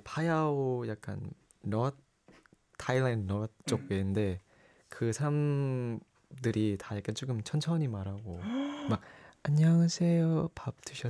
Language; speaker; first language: Korean; non-native, learner; Thai